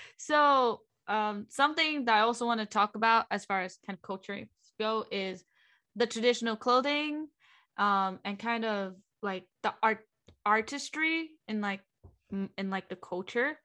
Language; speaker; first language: English; non-native, fluent; Vietnamese